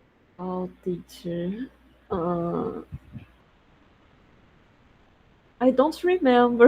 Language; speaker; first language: English; non-native, learner; Portuguese